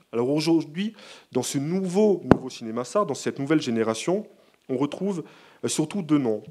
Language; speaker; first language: French; native; French